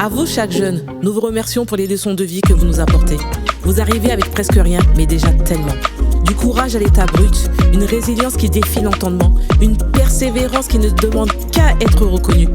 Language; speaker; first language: French; native; French